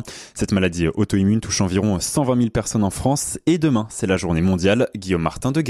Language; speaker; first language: French; native; French